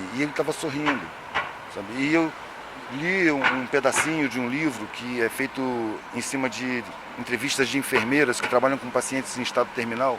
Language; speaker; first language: Portuguese; native; Portuguese